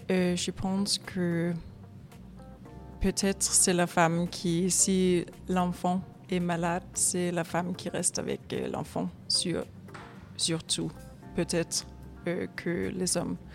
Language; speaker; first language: French; non-native, learner; Danish